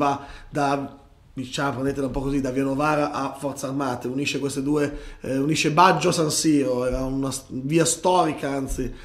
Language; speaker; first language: Italian; native; Italian